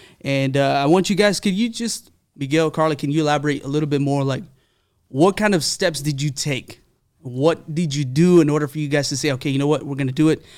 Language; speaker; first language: English; early bilingual, other home language; Spanish